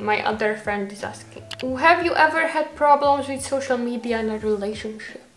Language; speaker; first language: English; non-native, fluent; Hungarian